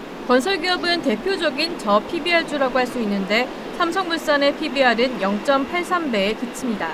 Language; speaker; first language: Korean; native; Korean